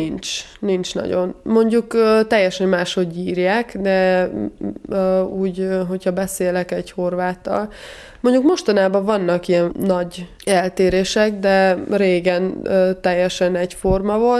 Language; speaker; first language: Hungarian; non-native, fluent; Serbian